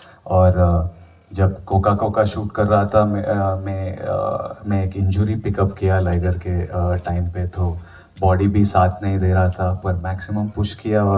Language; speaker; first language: Hindi; non-native, local second language; Telugu